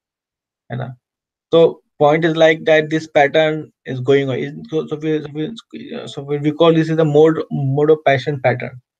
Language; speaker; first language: English; non-native, fluent; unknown